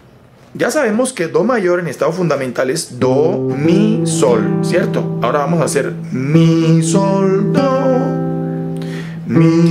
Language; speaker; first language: Spanish; native; Spanish